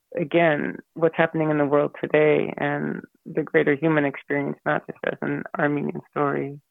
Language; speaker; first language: English; early bilingual, other home language; Armenian